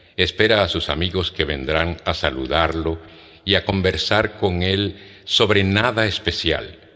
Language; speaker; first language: Spanish; native; Spanish